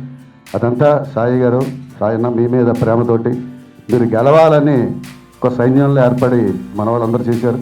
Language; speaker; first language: Telugu; native; Telugu